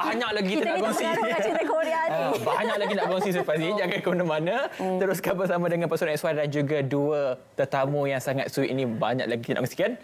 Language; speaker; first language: Malay; native; Malay